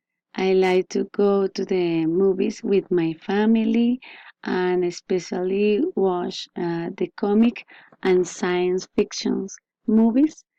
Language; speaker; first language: English; non-native, learner; Spanish